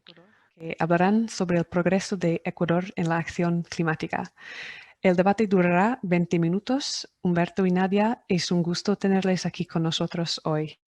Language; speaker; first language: Spanish; non-native, fluent; English